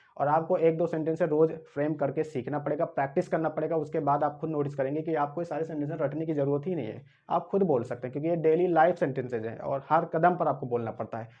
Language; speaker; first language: Hindi; native; Hindi